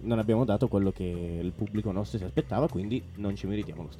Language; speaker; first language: Italian; native; Italian